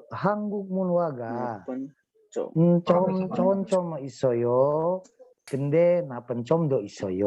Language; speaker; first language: Korean; non-native, learner; Indonesian